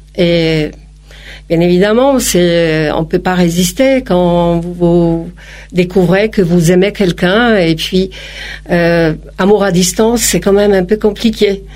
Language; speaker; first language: French; non-native, fluent; Polish